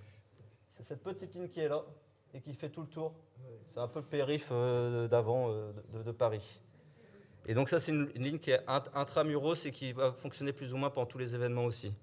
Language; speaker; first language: French; native; French